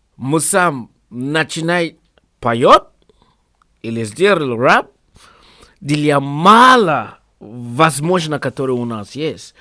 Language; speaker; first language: Russian; non-native, learner; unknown